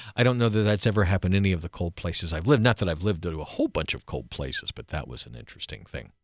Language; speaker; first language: English; native; English